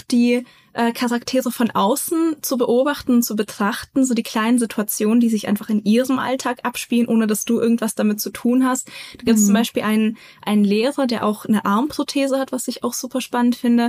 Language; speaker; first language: German; native; German